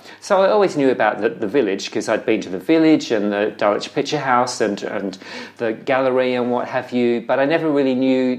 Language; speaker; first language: English; native; English